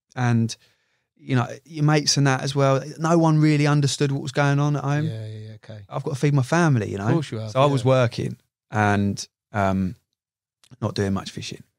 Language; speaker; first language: English; native; English